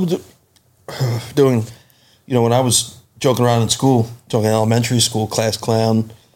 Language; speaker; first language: English; native; English